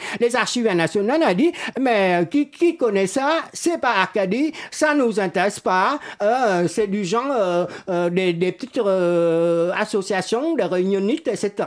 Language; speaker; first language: French; non-native, fluent; Vietnamese